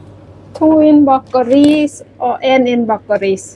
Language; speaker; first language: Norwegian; non-native, learner; Thai